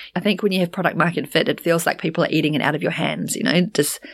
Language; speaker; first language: English; native; English